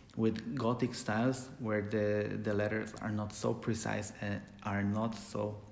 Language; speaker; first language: English; non-native, fluent; Polish